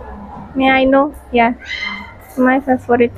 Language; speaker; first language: English; non-native, learner; Indonesian